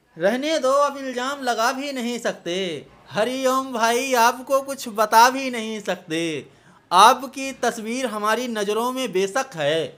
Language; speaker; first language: Hindi; native; Hindi